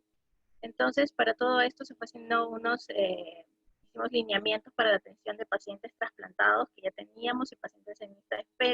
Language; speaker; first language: Spanish; native; Spanish